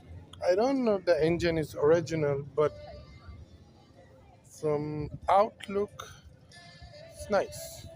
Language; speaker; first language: English; non-native, local second language; Urdu